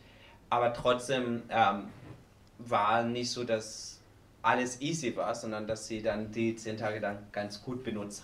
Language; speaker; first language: German; non-native, learner; Spanish